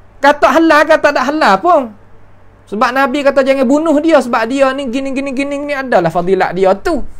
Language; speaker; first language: Malay; native; Malay